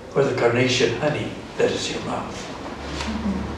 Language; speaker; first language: English; early bilingual, other home language; Spanish